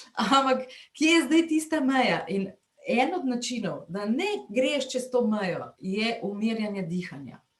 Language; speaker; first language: Slovenian; native; Slovenian